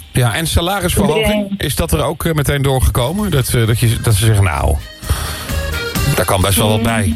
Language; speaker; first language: Dutch; native; Dutch